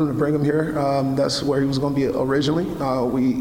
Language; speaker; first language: English; native; English